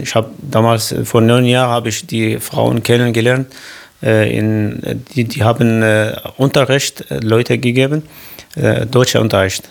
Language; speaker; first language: German; non-native, local second language; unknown